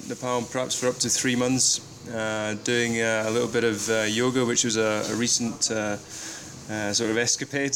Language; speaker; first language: English; native; English